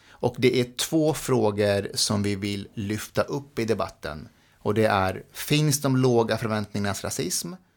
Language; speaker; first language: Swedish; early bilingual, other home language; Persian